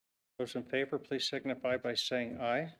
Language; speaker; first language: English; native; English